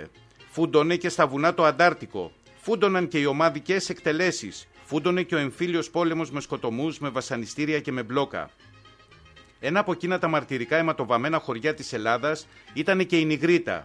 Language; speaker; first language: Greek; native; Greek